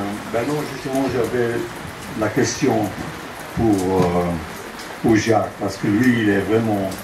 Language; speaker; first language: French; non-native, fluent; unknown